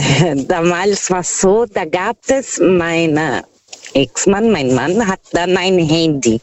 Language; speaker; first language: German; non-native, fluent; Portuguese